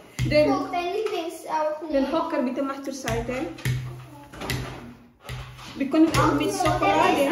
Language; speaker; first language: German; non-native, learner; Indonesian